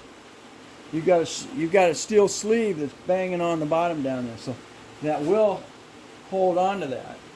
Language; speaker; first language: English; native; English